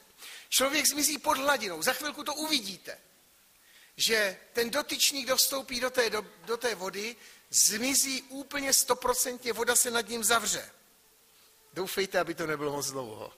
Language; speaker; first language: Czech; native; Czech